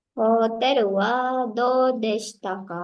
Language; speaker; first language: Japanese; non-native, learner; Indonesian